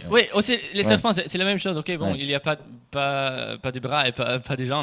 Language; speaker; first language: French; non-native, fluent; German